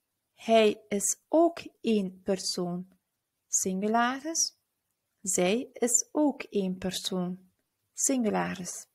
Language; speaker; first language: Dutch; early bilingual, other home language; Turkish